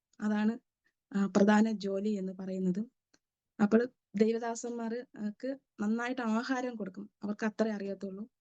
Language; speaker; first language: Malayalam; native; Malayalam